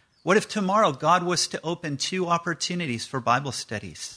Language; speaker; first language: English; native; English